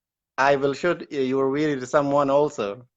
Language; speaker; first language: English; non-native, learner; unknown